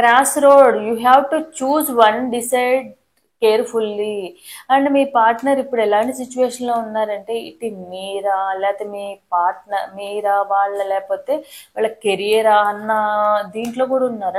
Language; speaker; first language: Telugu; native; Telugu